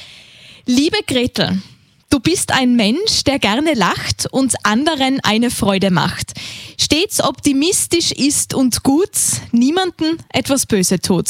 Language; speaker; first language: German; native; German